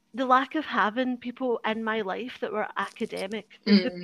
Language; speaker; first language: English; native; English